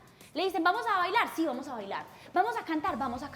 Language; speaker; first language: Spanish; native; Spanish